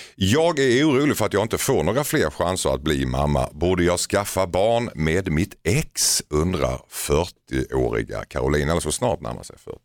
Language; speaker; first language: Swedish; native; Swedish